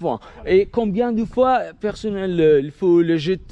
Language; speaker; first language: French; non-native, learner; Kurdish